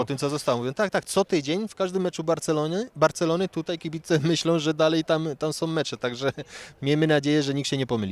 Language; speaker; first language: Polish; native; Polish